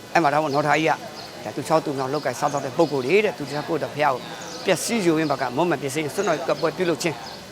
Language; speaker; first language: Burmese; native; Burmese